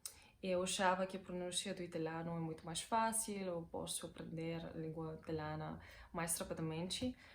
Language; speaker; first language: Portuguese; non-native, fluent; Bulgarian